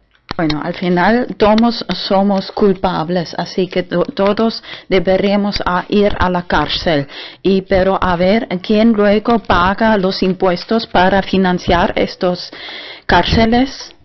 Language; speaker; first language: Spanish; non-native, fluent; German